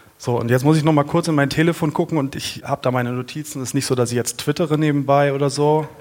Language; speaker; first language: German; native; German